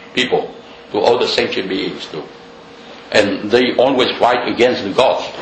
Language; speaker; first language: English; non-native, fluent; Vietnamese